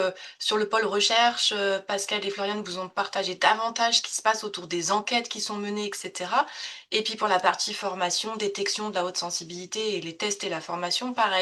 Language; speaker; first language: French; native; French